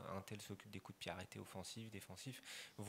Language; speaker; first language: French; native; French